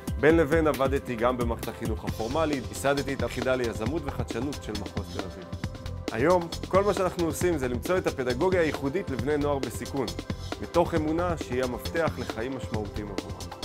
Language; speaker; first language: Hebrew; native; Hebrew